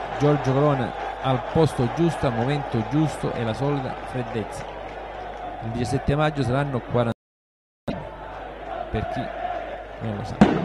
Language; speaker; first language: Italian; native; Italian